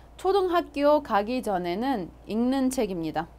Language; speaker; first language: Korean; non-native, fluent; Arabic